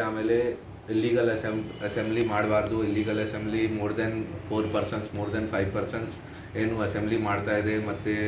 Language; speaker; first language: Kannada; non-native, learner; Hindi